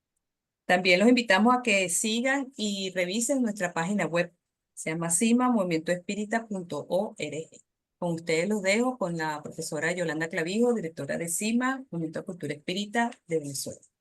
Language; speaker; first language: Spanish; native; Spanish